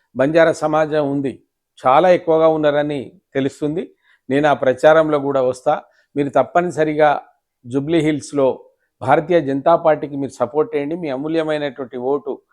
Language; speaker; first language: Telugu; non-native, local second language; Lambadi